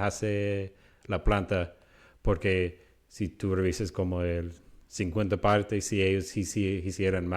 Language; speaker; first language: Spanish; non-native, fluent; English